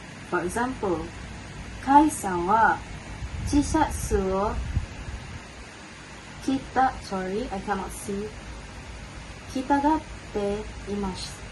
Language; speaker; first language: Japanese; non-native, learner; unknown